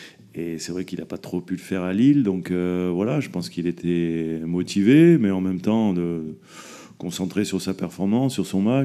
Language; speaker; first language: French; native; French